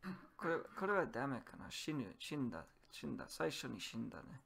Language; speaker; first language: Japanese; non-native, learner; English